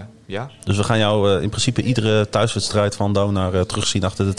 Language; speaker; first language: Dutch; native; Dutch